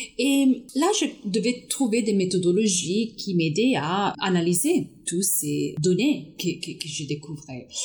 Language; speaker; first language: French; non-native, fluent; Italian